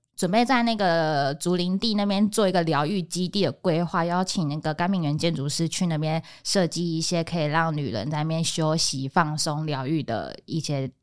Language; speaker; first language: Chinese; native; Chinese